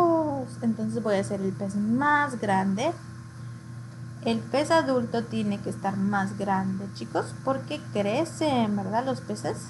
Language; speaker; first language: Spanish; early bilingual, heritage; Spanish